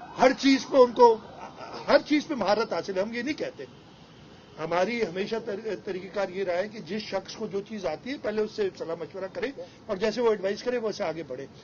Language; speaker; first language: Urdu; non-native, local second language; Sindhi